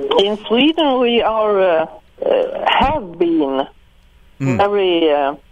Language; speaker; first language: English; non-native, learner; Swedish